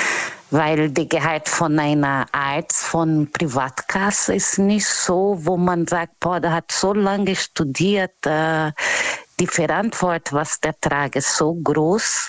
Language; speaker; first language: German; non-native, learner; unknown